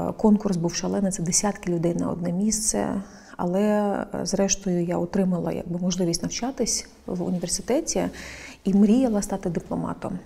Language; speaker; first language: Ukrainian; non-native, local second language; Crimean Tatar